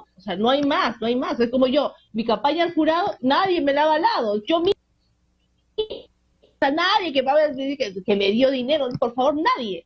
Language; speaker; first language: Spanish; native; Spanish